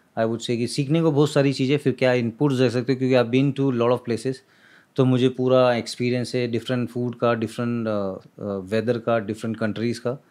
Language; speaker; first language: Hindi; native; Hindi